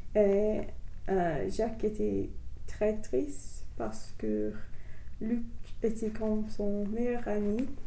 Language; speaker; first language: French; non-native, learner; English